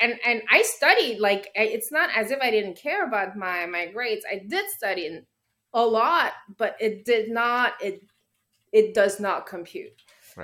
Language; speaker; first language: English; native; English